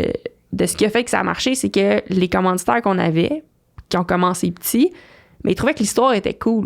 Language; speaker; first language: French; native; French